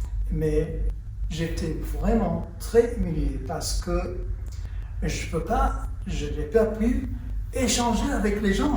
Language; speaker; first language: French; early bilingual, heritage; French